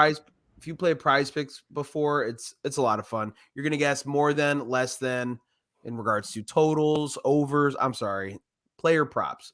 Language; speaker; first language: English; native; English